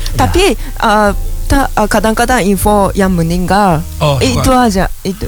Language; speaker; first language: Indonesian; non-native, learner; Japanese